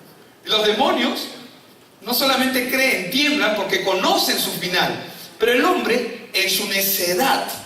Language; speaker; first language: Spanish; native; Spanish